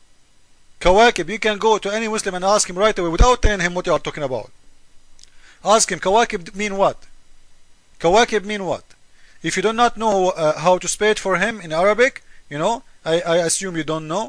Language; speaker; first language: English; non-native, fluent; Arabic